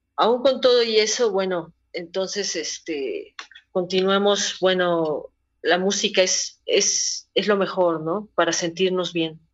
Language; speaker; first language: Spanish; native; Spanish